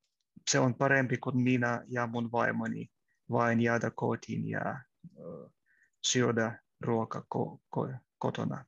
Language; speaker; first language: Finnish; non-native, learner; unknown